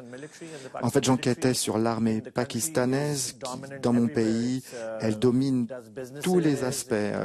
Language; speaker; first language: French; non-native, fluent; Urdu